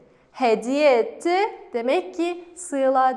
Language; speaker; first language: Turkish; non-native, fluent; Kazakh